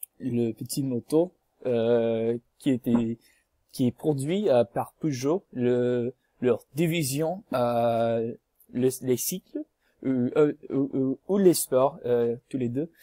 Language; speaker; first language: French; non-native, learner; English